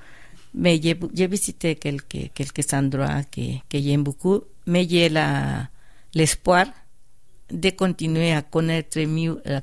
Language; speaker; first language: French; non-native, fluent; Spanish